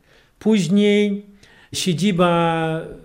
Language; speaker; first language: Polish; non-native, fluent; Russian